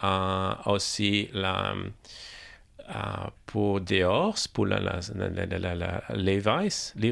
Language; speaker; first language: French; non-native, learner; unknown